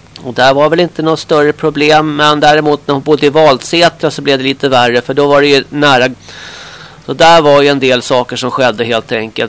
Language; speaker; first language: Swedish; native; Swedish